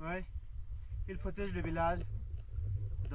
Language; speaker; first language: French; non-native, fluent; Nepali